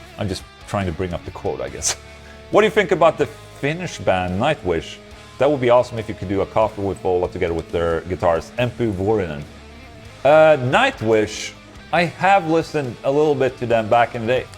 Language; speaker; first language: English; non-native, fluent; Swedish